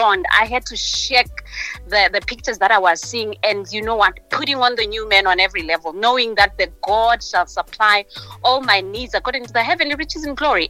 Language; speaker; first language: English; non-native, local second language; North Ndebele